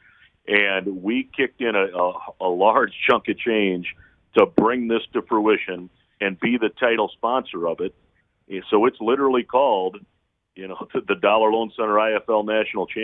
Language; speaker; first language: English; native; English